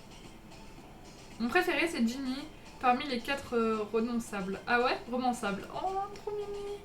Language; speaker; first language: French; native; French